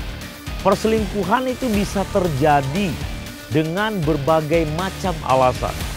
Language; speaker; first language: Indonesian; native; Indonesian